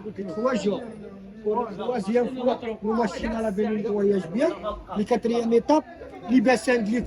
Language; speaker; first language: French; non-native, learner; Arabic